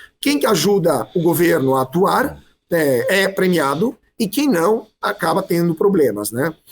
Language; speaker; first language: Portuguese; non-native, fluent; Italian